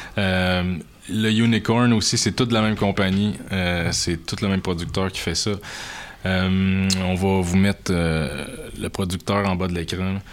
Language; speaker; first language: French; native; French